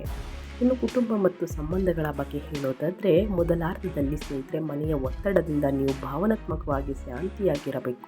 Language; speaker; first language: Kannada; native; Kannada